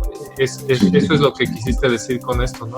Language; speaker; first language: Spanish; native; Spanish